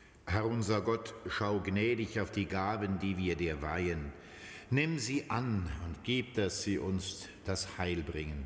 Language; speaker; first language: German; native; German